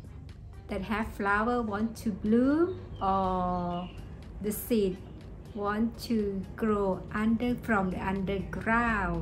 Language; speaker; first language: English; non-native, learner; Thai